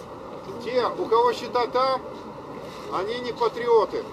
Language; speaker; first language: Russian; native; Russian